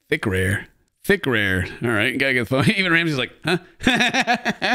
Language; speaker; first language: English; native; English